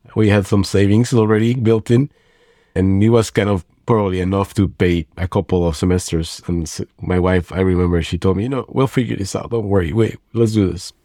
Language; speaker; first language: English; non-native, fluent; Spanish